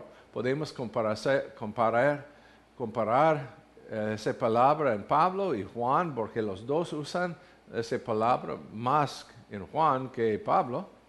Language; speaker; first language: Spanish; non-native, learner; English